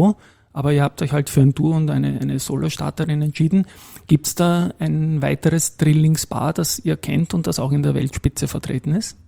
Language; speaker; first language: German; native; German